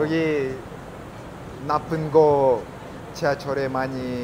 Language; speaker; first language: Korean; non-native, learner; Russian